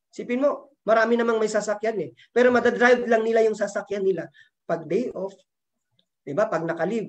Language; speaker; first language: Filipino; non-native, local second language; Cebuano